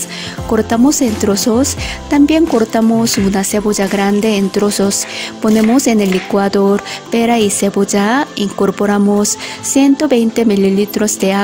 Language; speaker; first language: Spanish; non-native, learner; Korean